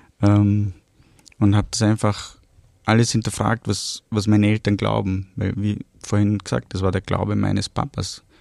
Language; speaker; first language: German; early bilingual, other home language; Romanian